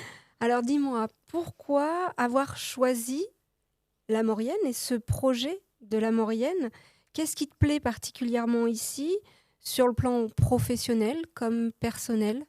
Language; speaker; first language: French; native; French